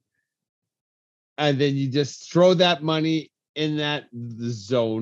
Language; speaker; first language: English; native; English